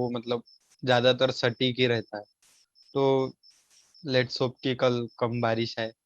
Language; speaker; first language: Hindi; native; Hindi